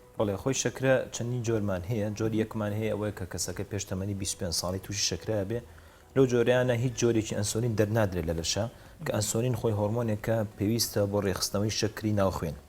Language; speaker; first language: Central Kurdish; native; Central Kurdish